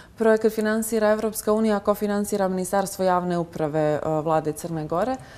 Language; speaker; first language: Croatian; native; Croatian